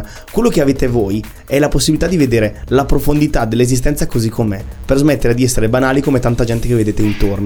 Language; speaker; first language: Italian; native; Italian